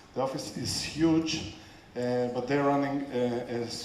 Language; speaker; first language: English; non-native, fluent; Hebrew